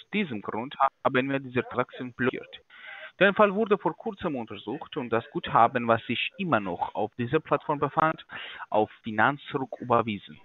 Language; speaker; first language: German; non-native, fluent; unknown